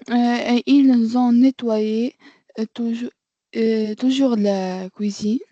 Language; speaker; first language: French; non-native, learner; Arabic